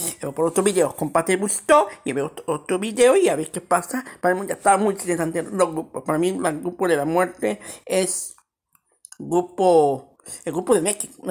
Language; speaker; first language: Spanish; early bilingual, heritage; Spanish